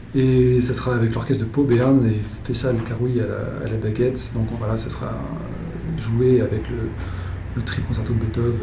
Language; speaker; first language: French; native; French